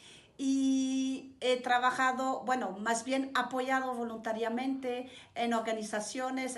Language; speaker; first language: Spanish; non-native, fluent; French